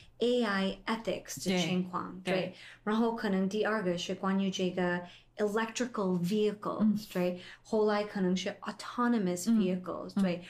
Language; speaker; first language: Chinese; non-native, fluent; English